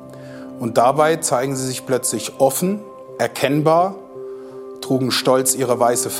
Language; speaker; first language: German; native; German